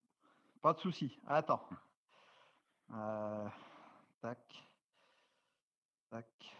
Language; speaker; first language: French; native; French